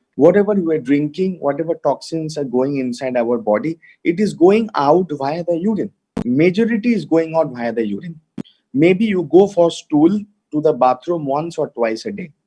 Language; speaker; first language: English; non-native, local second language; Hindi